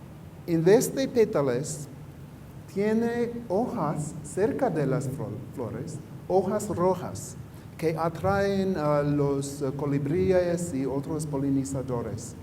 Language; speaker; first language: Spanish; non-native, fluent; English